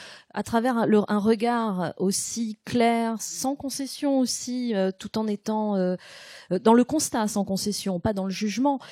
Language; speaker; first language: French; native; French